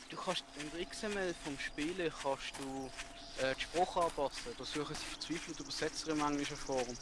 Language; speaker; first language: German; native; German